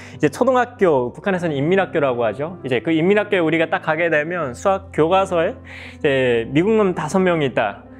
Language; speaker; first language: Korean; native; Korean